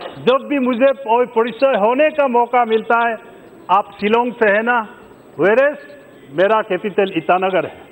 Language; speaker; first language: Hindi; non-native, local second language; Adi